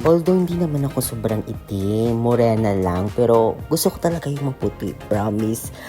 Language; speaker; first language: Filipino; non-native, local second language; Cebuano